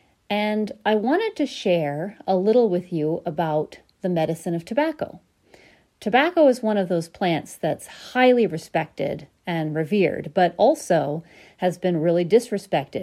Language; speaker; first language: English; native; English